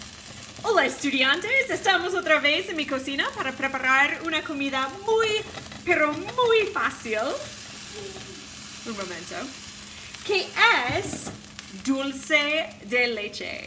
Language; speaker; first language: Spanish; non-native, fluent; English